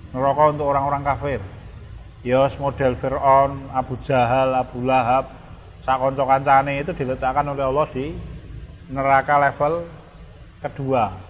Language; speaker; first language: Indonesian; non-native, local second language; Javanese